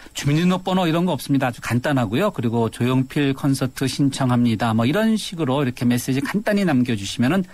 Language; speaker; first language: Korean; native; Korean